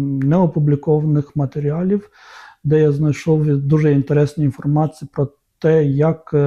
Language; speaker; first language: Ukrainian; non-native, local second language; Romanian